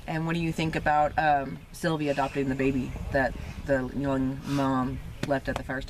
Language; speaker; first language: English; native; English